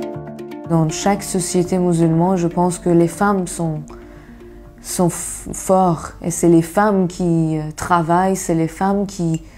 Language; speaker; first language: French; non-native, fluent; Persian